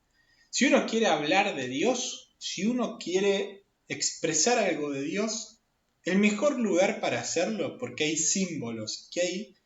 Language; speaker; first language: Spanish; native; Spanish